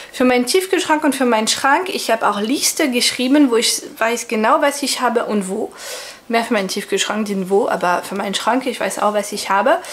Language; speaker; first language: German; non-native, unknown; French